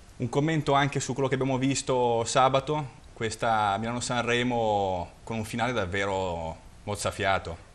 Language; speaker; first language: Italian; native; Italian